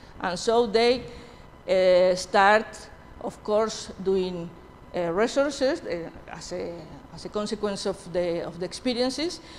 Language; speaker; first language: English; non-native, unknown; Spanish